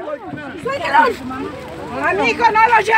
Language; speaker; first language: Spanish; native; Spanish